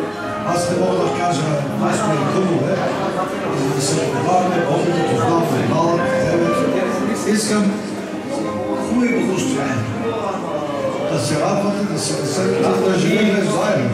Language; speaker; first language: Bulgarian; non-native, fluent; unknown